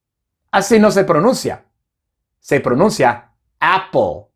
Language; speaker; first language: Spanish; non-native, fluent; English